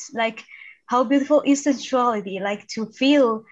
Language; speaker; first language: English; non-native, fluent; Spanish